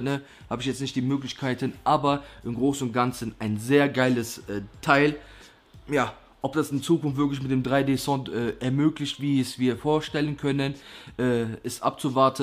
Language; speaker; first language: German; native; German